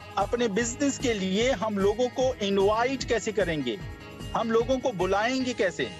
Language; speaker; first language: Urdu; non-native, local second language; Pashto